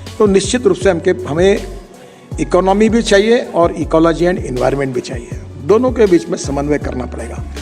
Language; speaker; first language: Hindi; non-native, local second language; Marathi